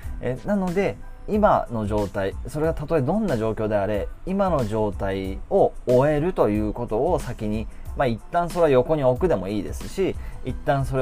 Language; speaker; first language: Japanese; native; Japanese